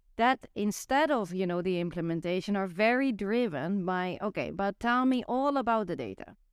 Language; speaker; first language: English; non-native, fluent; Dutch